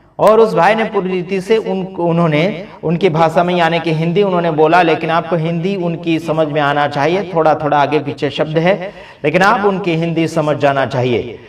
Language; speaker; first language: Hindi; non-native, local second language; Gujarati